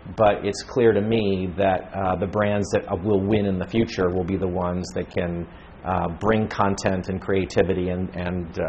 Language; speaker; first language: English; native; English